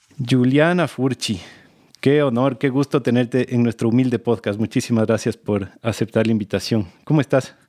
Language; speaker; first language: Spanish; native; Spanish